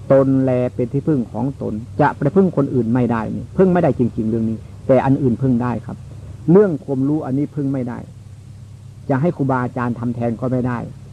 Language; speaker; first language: Thai; native; Thai